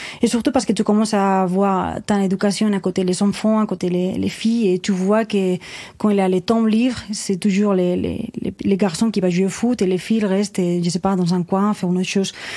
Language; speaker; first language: French; non-native, fluent; Spanish